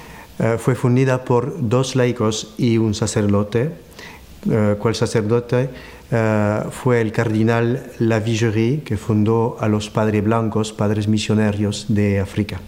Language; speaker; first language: Spanish; non-native, fluent; French